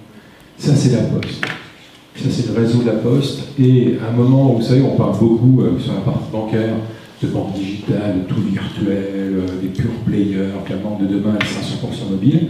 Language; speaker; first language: French; native; French